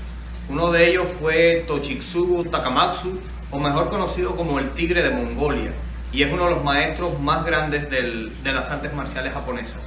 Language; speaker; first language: Spanish; native; Spanish